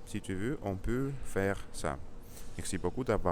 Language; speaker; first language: French; non-native, learner; Russian